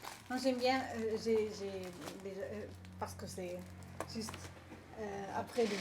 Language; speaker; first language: French; non-native, learner; English